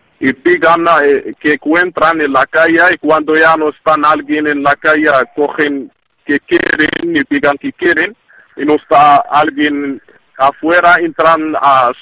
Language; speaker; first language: Spanish; non-native, learner; Arabic